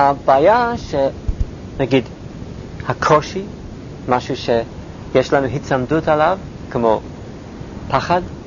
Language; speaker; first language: Hebrew; non-native, fluent; English